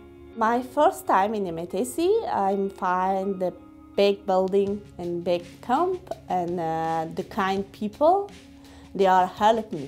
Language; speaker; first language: English; non-native, learner; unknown